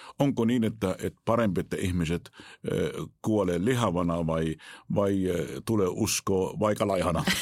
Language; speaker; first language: Finnish; non-native, fluent; Arabic